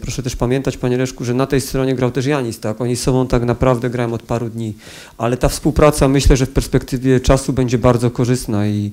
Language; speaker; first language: Polish; native; Polish